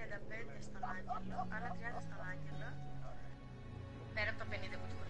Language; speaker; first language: Greek; native; Greek